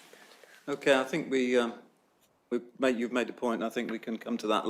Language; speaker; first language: English; native; English